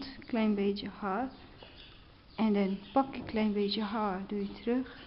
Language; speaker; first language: Dutch; non-native, learner; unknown